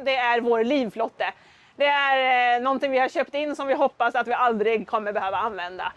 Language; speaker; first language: Swedish; native; Swedish